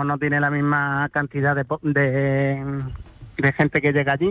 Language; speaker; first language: Spanish; native; Spanish